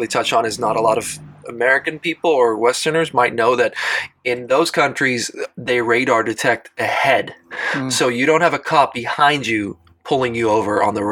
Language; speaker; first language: English; non-native, local second language; Afrikaans